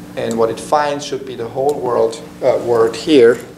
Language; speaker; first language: English; non-native, fluent; German